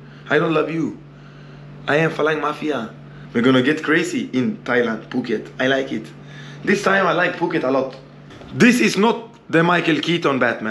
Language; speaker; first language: English; non-native, learner; Portuguese